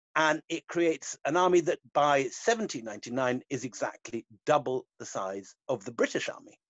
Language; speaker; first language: English; native; English